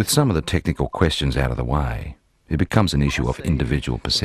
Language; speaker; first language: English; native; English